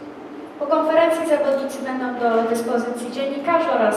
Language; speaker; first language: Polish; native; Polish